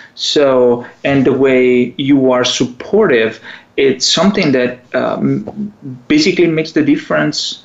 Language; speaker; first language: English; non-native, fluent; Italian